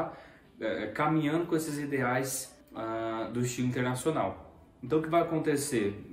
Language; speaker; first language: Portuguese; native; Portuguese